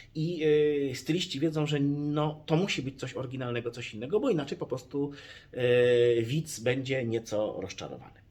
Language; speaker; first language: Polish; native; Polish